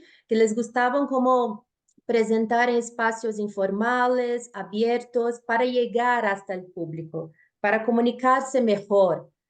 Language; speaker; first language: Spanish; non-native, fluent; Portuguese